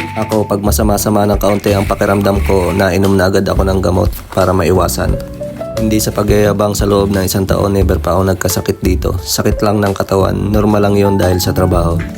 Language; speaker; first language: Filipino; native; Filipino